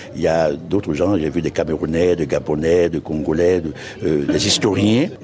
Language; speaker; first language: French; non-native, local second language; Fon